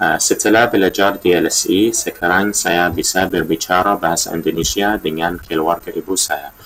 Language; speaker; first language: Indonesian; non-native, learner; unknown